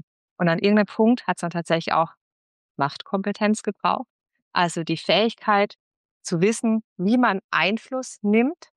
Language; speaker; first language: German; native; German